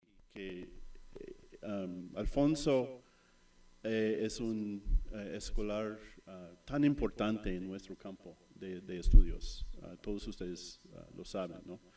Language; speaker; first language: Spanish; non-native, fluent; English